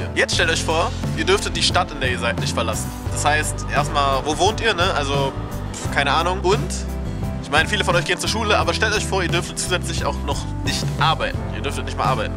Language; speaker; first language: German; native; German